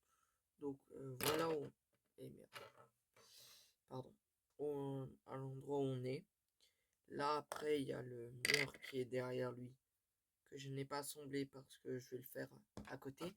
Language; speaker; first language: French; native; French